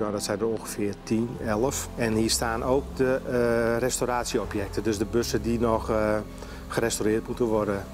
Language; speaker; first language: Dutch; native; Dutch